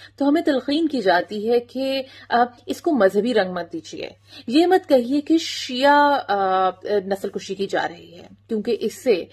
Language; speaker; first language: Urdu; native; Urdu